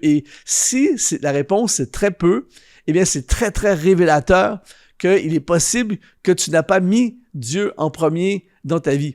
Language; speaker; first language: French; native; French